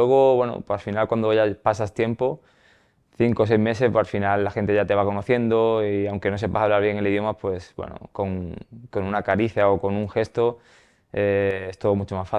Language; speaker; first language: Spanish; native; Spanish